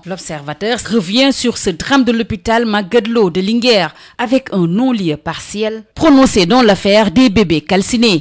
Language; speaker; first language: French; non-native, local second language; Wolof